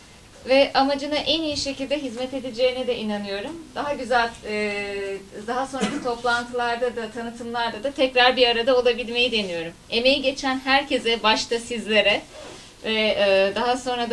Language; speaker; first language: Turkish; native; Turkish